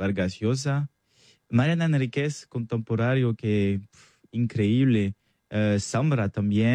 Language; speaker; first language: Spanish; non-native, learner; French